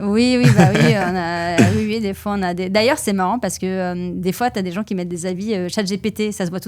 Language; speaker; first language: French; native; French